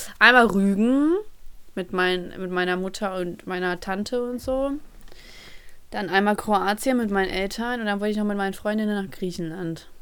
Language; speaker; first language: German; early bilingual, other home language; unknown